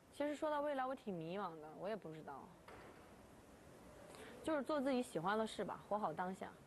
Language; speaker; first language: Chinese; native; Chinese